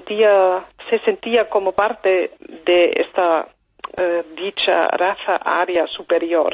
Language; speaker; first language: Spanish; non-native, fluent; German